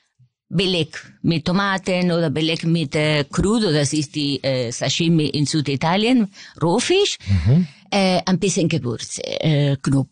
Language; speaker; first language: German; non-native, fluent; Spanish